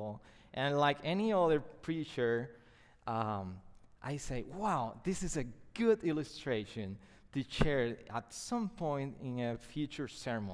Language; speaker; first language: English; non-native, fluent; Spanish